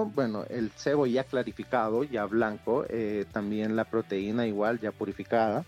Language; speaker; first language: Spanish; native; Spanish